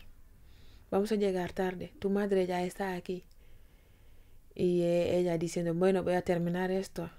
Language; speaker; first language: Spanish; non-native, fluent; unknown